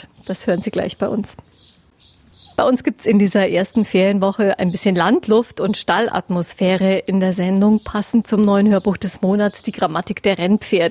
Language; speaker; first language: German; native; German